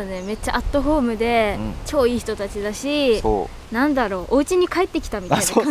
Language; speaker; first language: Japanese; native; Japanese